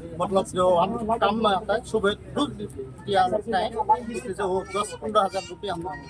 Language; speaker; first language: Hindi; non-native, local second language; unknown